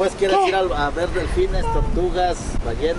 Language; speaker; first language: Spanish; native; Spanish